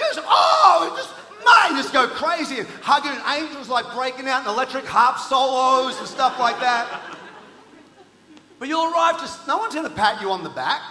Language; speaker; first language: English; native; English